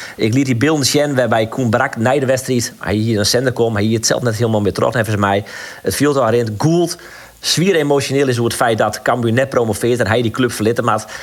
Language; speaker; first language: Dutch; non-native, local second language; Western Frisian